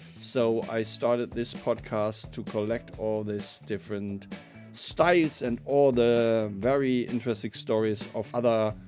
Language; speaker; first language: English; non-native, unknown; German